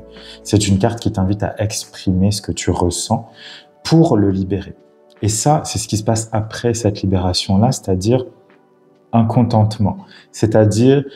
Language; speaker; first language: French; native; French